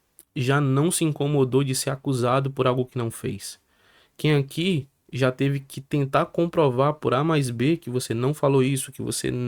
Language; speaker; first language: Portuguese; native; Portuguese